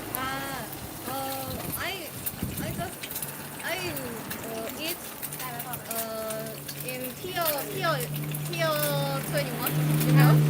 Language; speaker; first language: English; non-native, learner; Korean